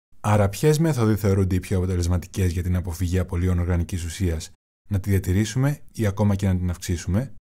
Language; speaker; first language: Greek; non-native, learner; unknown